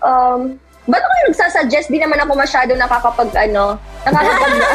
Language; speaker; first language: Filipino; non-native, local second language; Cebuano